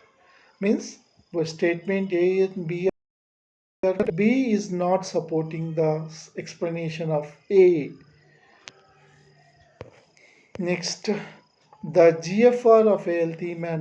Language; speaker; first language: English; non-native, local second language; Telugu